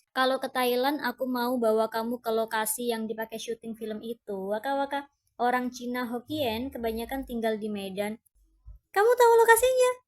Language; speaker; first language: Indonesian; non-native, fluent; Thai